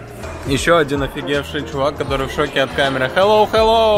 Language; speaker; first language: Russian; native; Russian